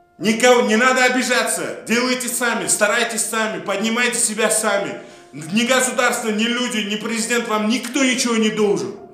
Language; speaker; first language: Russian; non-native, local second language; Uzbek